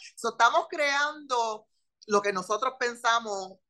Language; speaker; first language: Spanish; early bilingual, heritage; Spanish